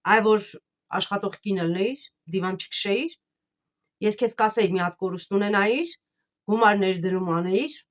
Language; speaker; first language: Armenian; native; Armenian